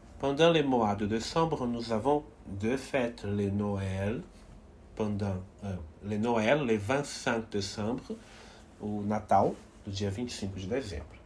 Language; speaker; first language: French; non-native, fluent; Portuguese